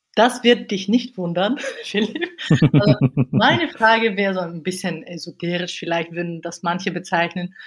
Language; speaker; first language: German; non-native, fluent; Bulgarian